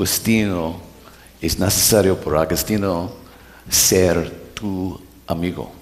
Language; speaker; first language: Spanish; non-native, learner; English